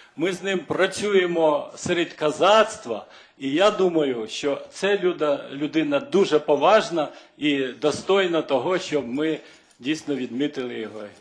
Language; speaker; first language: Ukrainian; native; Ukrainian